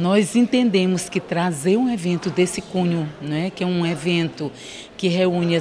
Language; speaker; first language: Portuguese; native; Portuguese